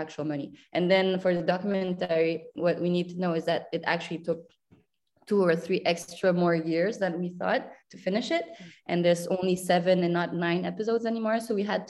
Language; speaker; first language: English; non-native, local second language; French